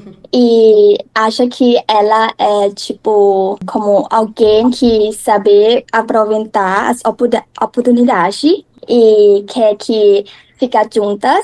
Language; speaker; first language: Portuguese; non-native, learner; Thai